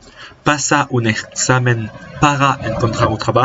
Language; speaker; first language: Spanish; non-native, learner; French